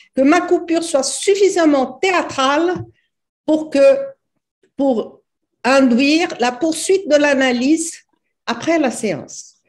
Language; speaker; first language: French; non-native, fluent; Portuguese